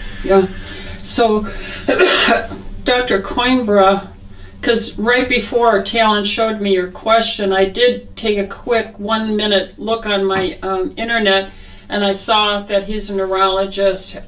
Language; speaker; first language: English; native; English